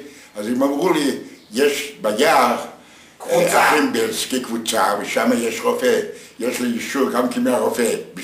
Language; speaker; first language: Hebrew; non-native, fluent; Yiddish